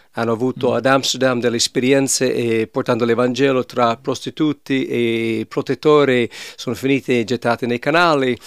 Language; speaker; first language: Italian; non-native, fluent; English